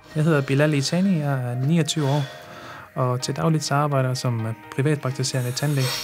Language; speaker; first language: Danish; early bilingual, other home language; Arabic